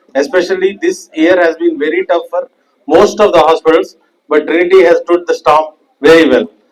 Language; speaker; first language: English; non-native, local second language; Telugu